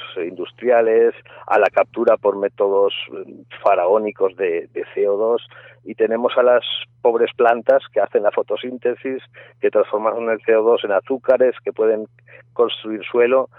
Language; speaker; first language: Spanish; native; Spanish